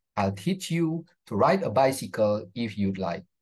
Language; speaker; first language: English; non-native, fluent; Indonesian